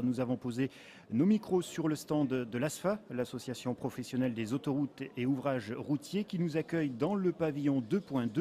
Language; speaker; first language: French; native; French